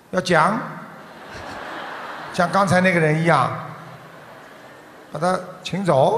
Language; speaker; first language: Chinese; non-native, local second language; Wu Chinese